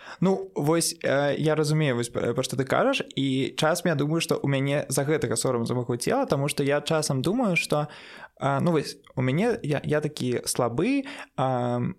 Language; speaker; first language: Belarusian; non-native, local second language; Russian